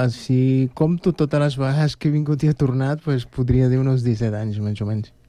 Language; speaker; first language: Catalan; non-native, fluent; Spanish